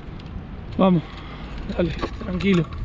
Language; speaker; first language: Spanish; native; Spanish